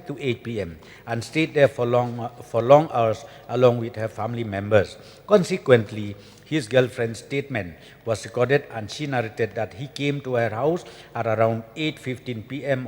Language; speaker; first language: English; non-native, local second language; Khasi